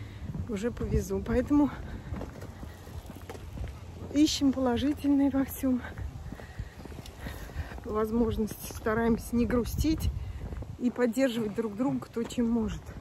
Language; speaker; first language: Russian; native; Russian